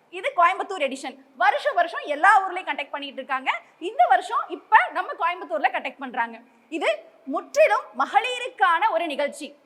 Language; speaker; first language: Tamil; native; Tamil